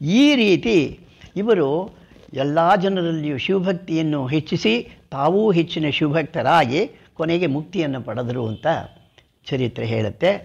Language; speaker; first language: Kannada; non-native, local second language; Tamil